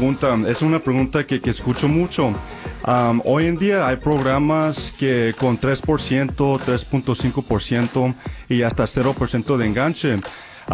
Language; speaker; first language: Spanish; early bilingual, heritage; Spanish